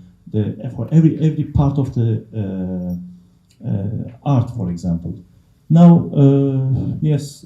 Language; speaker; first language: English; non-native, learner; Kurdish